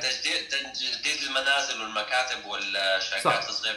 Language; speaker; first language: Arabic; native; Arabic